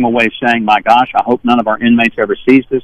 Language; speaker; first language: English; native; English